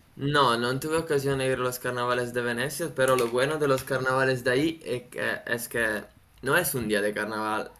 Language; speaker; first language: Spanish; non-native, fluent; Italian